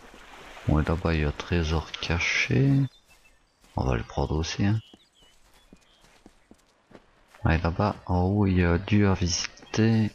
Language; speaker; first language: French; native; French